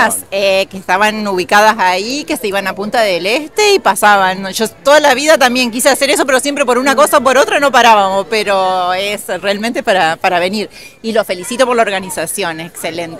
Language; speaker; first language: Spanish; native; Spanish